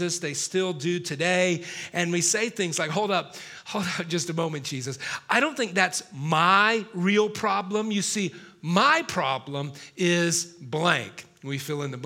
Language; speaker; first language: English; native; English